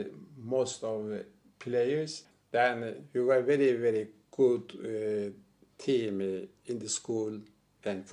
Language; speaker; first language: English; non-native, learner; Turkish